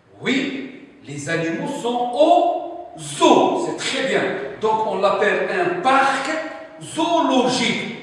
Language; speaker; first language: French; non-native, local second language; Arabic